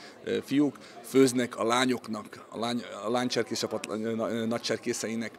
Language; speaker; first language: Hungarian; native; Hungarian